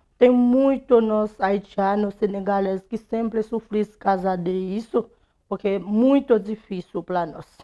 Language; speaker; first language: Portuguese; non-native, learner; Haitian Creole